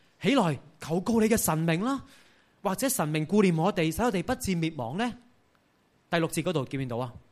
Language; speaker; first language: Chinese; non-native, local second language; Cantonese